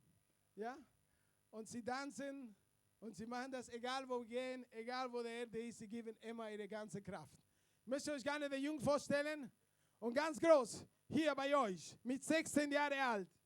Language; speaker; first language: German; non-native, fluent; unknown